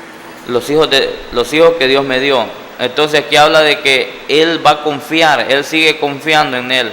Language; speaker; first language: Spanish; native; Spanish